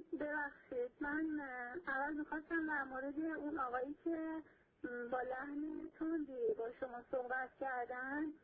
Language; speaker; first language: Persian; non-native, fluent; Arabic